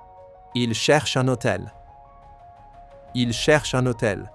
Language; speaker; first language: French; non-native, fluent; English